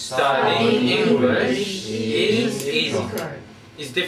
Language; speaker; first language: English; non-native, fluent; Korean